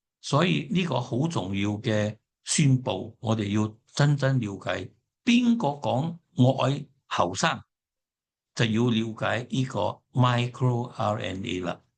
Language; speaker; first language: Cantonese; early bilingual, heritage; Cantonese